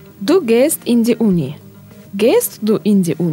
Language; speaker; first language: German; non-native, learner; Russian